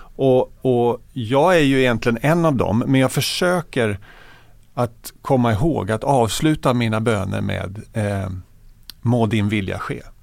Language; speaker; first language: Swedish; native; Swedish